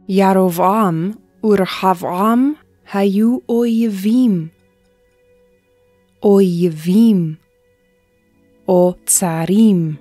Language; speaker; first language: Hebrew; non-native, fluent; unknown